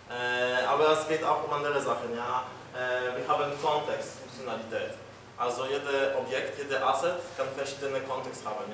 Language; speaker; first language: German; non-native, fluent; Polish